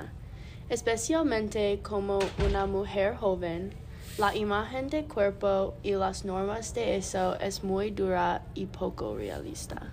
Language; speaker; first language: Spanish; non-native, learner; English